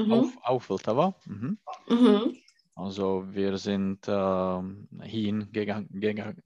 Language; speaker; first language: German; non-native, learner; Czech